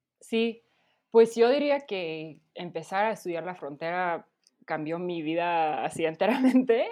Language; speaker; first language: Spanish; non-native, fluent; English